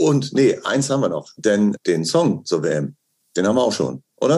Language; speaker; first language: German; native; German